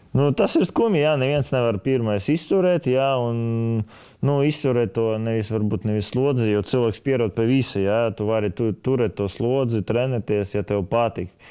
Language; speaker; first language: Latvian; native; Latvian